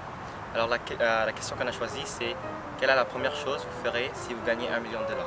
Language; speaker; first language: French; non-native, local second language; English